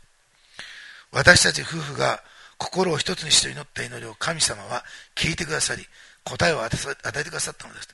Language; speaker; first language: Japanese; native; Japanese